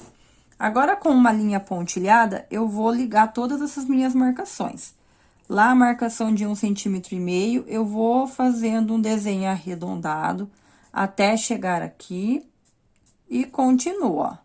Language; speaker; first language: Portuguese; native; Portuguese